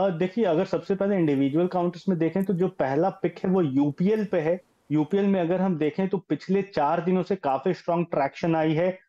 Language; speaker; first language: Hindi; native; Hindi